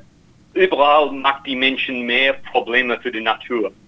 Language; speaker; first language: German; non-native, learner; English